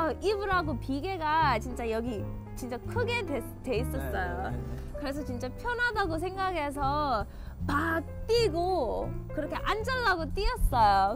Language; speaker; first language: Korean; early bilingual, heritage; English